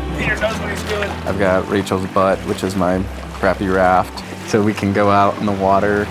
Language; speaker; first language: English; native; English